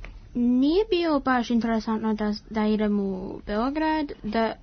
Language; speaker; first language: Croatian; early bilingual, heritage; Croatian